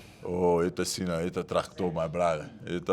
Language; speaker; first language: Russian; non-native, learner; Portuguese